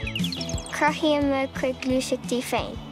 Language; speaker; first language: Irish; non-native, local second language; English